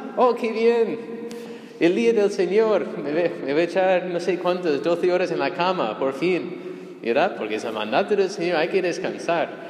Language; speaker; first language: Spanish; non-native, fluent; English